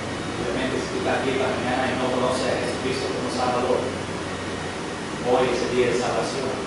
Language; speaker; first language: Spanish; non-native, fluent; English